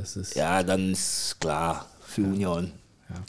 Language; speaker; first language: German; non-native, fluent; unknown